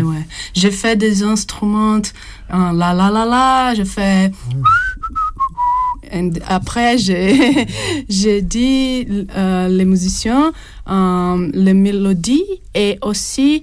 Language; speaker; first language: French; non-native, fluent; Portuguese